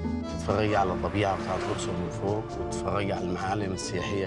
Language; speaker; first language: Arabic; native; Arabic